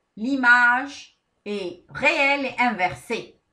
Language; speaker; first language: French; non-native, local second language; Arabic